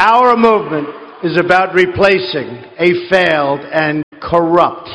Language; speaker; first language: English; native; English